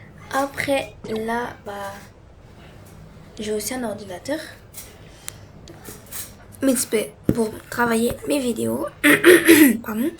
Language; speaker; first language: French; native; French